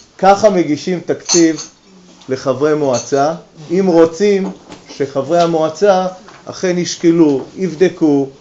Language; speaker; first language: Hebrew; native; Hebrew